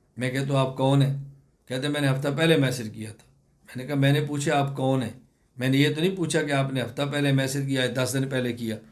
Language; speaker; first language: Urdu; non-native, local second language; Punjabi